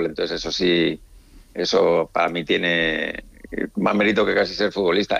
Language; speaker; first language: Spanish; native; Spanish